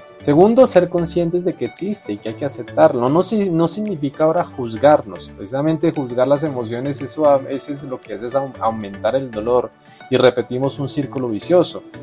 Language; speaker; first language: Spanish; native; Spanish